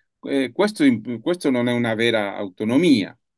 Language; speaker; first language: Italian; non-native, learner; Spanish